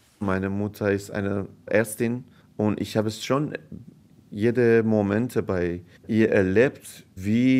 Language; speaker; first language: German; non-native, fluent; Persian